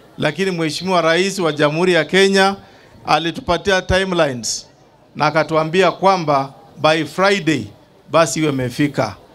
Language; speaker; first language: Swahili; non-native, local second language; Luyia